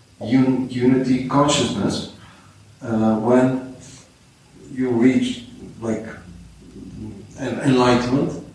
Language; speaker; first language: English; non-native, fluent; Dutch